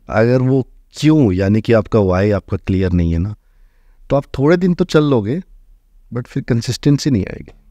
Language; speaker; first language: Hindi; native; Hindi